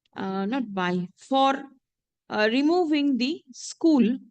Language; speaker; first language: English; non-native, local second language; Bangla